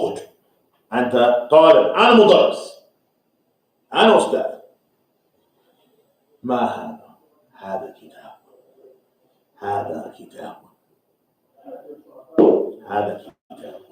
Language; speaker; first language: Arabic; non-native, fluent; English